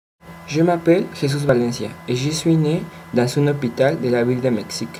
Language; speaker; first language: French; non-native, learner; Spanish